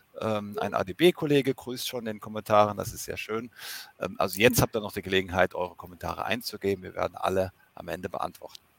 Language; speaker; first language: German; native; German